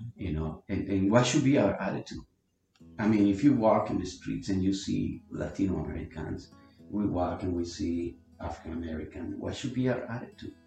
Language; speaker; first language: English; non-native, fluent; Spanish